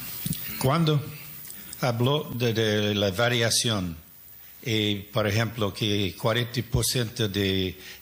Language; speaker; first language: Spanish; non-native, fluent; English